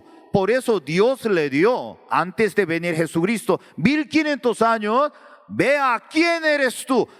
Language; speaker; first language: Spanish; non-native, learner; Korean